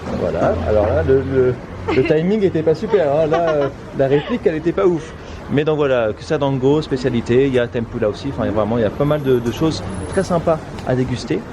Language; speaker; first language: French; native; French